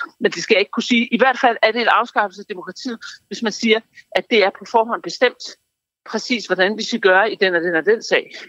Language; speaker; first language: Danish; native; Danish